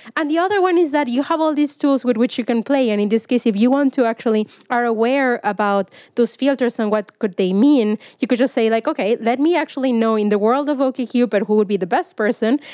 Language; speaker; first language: English; non-native, fluent; Spanish